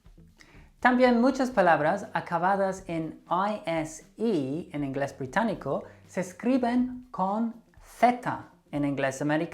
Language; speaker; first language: Spanish; non-native, fluent; English